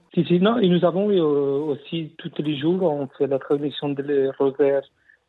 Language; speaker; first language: French; non-native, learner; Portuguese